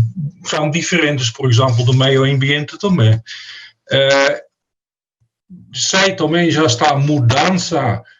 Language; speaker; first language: Portuguese; non-native, fluent; Dutch